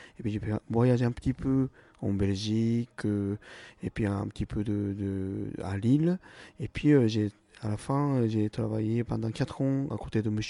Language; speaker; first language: French; non-native, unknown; Japanese